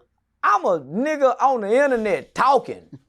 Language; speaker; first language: English; native; English